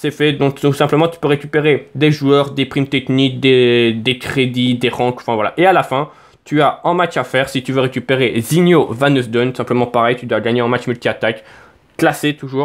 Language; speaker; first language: French; native; French